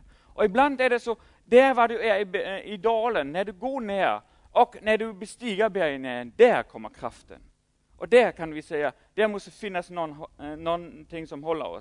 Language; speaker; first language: Swedish; non-native, fluent; German